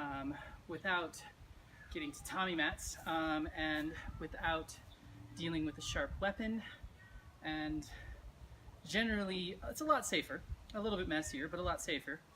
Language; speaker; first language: English; native; English